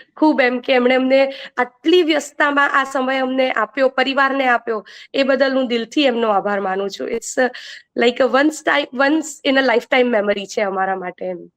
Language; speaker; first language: Gujarati; native; Gujarati